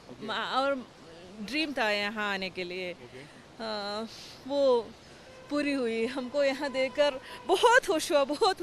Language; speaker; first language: Hindi; non-native, local second language; Malayalam